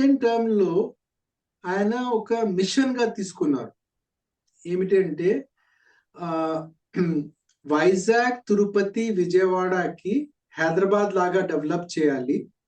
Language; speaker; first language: Telugu; non-native, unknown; Hindi